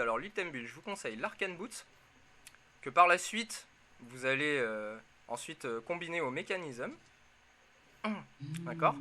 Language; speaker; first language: French; native; French